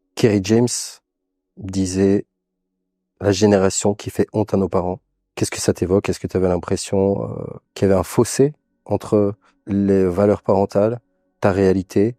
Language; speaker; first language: French; early bilingual, other home language; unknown